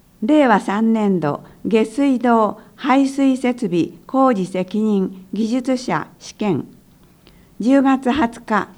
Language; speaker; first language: Japanese; native; Japanese